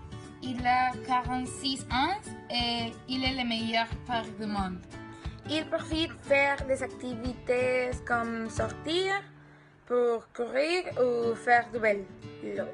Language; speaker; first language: French; non-native, learner; Spanish